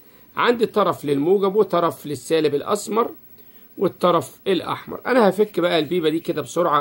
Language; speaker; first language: Arabic; native; Arabic